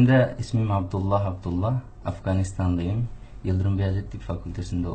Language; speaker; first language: Turkish; non-native, fluent; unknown